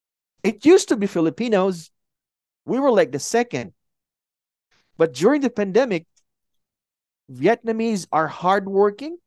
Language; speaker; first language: English; non-native, fluent; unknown